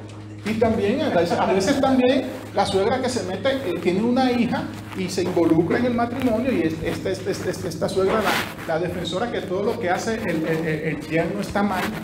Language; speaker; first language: Spanish; native; Spanish